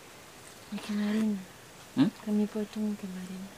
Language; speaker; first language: Indonesian; non-native, learner; French